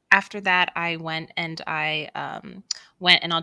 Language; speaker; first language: English; native; English